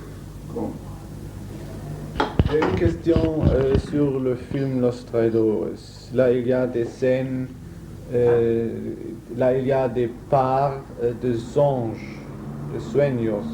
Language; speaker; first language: French; non-native, learner; German